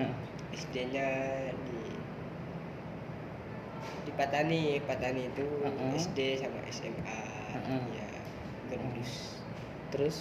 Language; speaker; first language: Indonesian; non-native, learner; Malay